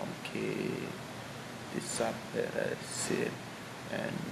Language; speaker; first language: Spanish; non-native, learner; English